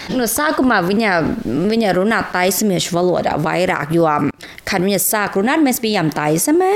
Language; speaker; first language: Latvian; non-native, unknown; Thai